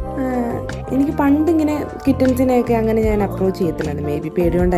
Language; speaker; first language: Malayalam; native; Malayalam